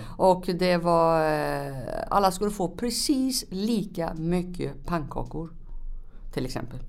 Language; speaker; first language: Swedish; native; Swedish